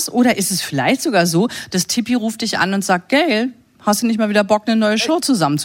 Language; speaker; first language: German; native; German